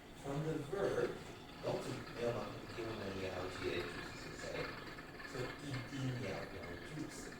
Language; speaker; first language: Chinese; non-native, learner; English